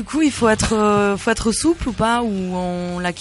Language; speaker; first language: French; native; French